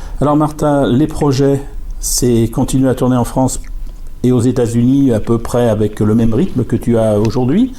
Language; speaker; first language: French; native; French